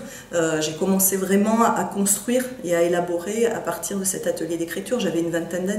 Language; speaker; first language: French; native; French